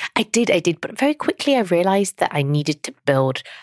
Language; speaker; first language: English; native; English